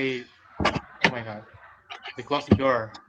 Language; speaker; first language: English; non-native, fluent; Indonesian